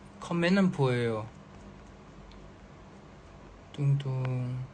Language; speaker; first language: Korean; non-native, fluent; Thai